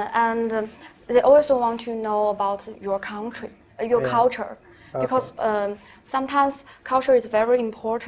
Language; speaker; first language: English; non-native, learner; Chinese